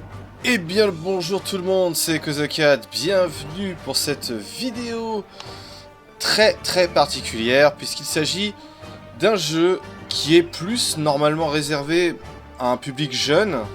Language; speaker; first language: French; native; French